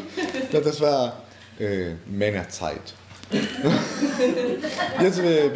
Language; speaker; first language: German; non-native, learner; Spanish